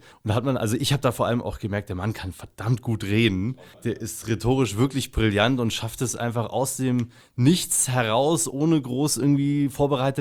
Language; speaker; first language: German; native; German